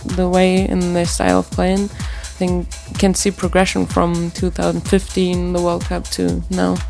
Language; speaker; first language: English; non-native, fluent; German